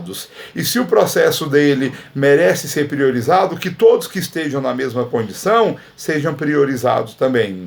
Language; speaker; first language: Portuguese; native; Portuguese